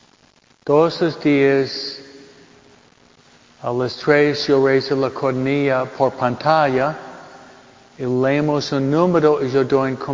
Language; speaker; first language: Spanish; non-native, fluent; English